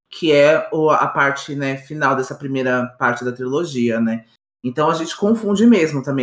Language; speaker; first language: Portuguese; native; Portuguese